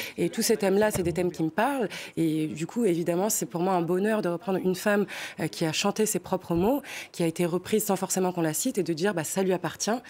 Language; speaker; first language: French; non-native, local second language; Arabic